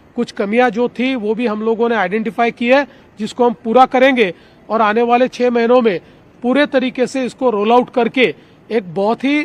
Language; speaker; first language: Hindi; non-native, local second language; Marathi